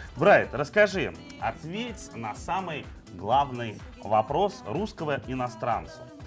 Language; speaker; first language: Russian; native; Russian